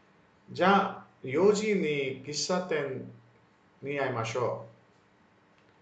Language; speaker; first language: Japanese; non-native, fluent; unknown